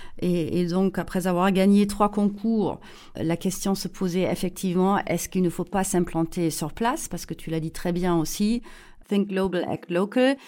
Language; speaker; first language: French; non-native, fluent; German